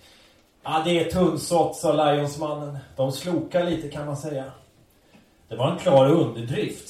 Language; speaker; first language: Swedish; native; Swedish